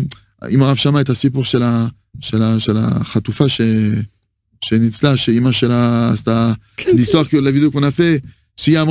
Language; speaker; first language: Hebrew; non-native, fluent; French